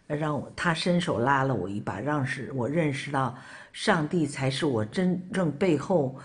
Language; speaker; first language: Chinese; native; Chinese